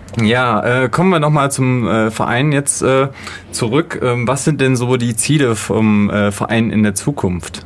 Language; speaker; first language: German; native; German